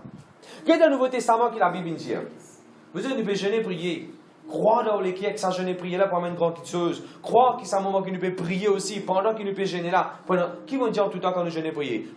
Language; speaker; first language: French; non-native, local second language; Morisyen